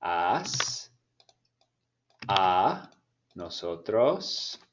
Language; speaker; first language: Spanish; non-native, fluent; English